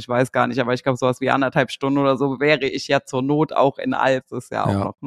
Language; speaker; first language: German; native; German